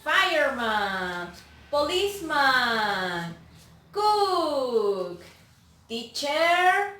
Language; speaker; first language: English; non-native, learner; Spanish